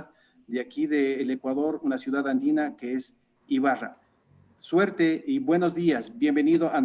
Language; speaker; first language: Spanish; native; Spanish